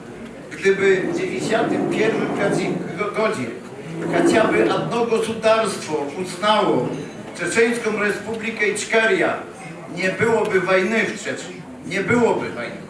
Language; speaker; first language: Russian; non-native, learner; Polish